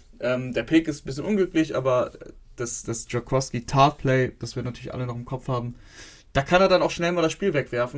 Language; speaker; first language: German; native; German